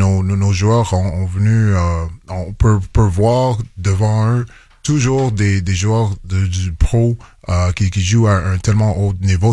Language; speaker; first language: French; non-native, local second language; English